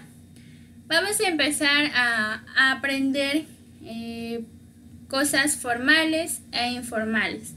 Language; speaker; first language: Spanish; native; Spanish